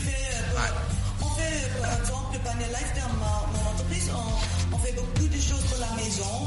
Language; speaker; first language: French; non-native, fluent; English